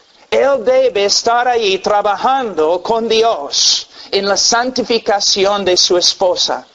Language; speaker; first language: Spanish; non-native, fluent; English